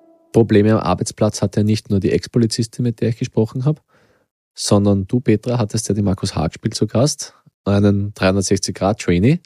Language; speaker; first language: German; native; German